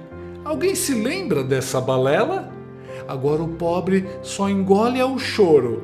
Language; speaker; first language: Portuguese; native; Portuguese